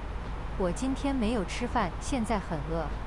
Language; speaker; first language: Chinese; non-native, learner; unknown